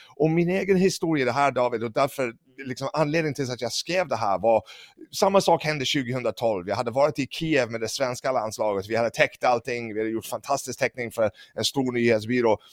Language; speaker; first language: Swedish; non-native, fluent; English